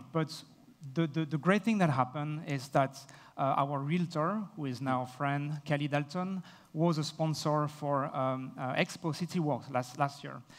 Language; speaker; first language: English; non-native, fluent; French